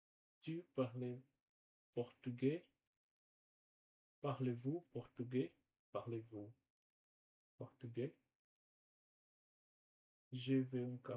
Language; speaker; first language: French; non-native, learner; Portuguese